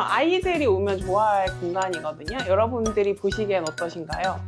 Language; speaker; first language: Korean; native; Korean